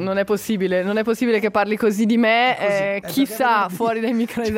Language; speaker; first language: Italian; native; Italian